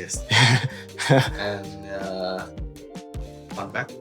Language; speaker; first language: English; non-native, learner; Thai